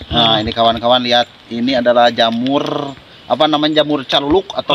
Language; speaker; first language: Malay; non-native, local second language; Sundanese